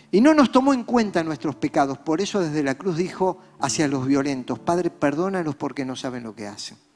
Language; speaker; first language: Spanish; native; Spanish